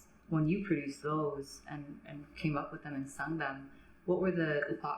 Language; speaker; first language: English; native; English